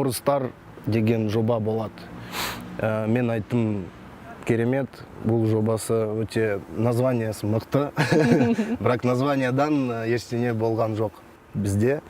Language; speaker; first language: Kazakh; non-native, local second language; Russian